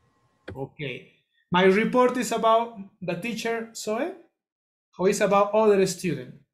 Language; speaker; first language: English; non-native, learner; Spanish